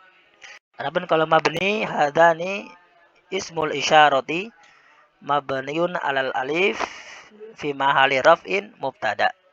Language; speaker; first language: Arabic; non-native, fluent; Indonesian